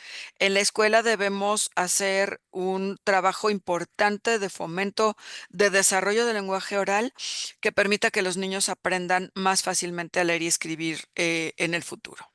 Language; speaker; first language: Spanish; native; Spanish